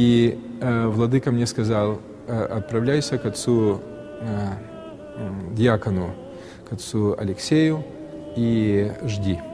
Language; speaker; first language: Russian; native; Russian